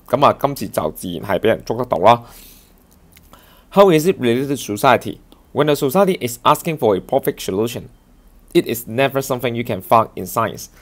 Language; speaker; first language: English; non-native, local second language; Cantonese